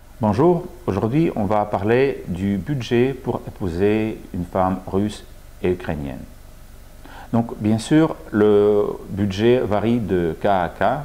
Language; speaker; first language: French; non-native, fluent; Russian